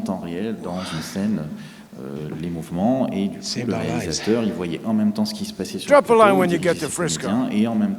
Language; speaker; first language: French; native; French